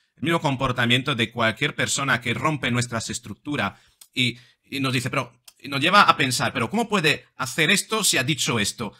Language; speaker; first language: Spanish; non-native, fluent; Italian